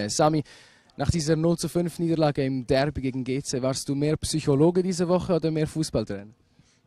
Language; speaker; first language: German; native; German